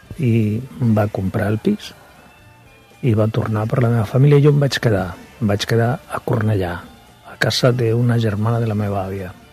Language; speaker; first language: Catalan; non-native, local second language; Spanish